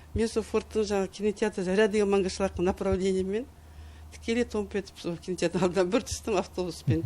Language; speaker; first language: Kazakh; non-native, local second language; Uyghur